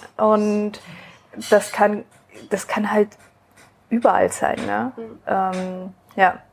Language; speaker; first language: German; early bilingual, other home language; Spanish